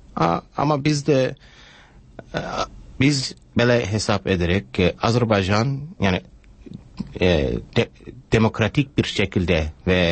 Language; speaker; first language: Turkish; non-native, fluent; English